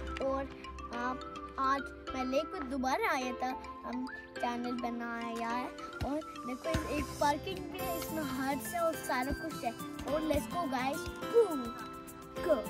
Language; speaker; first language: Hindi; early bilingual, heritage; Urdu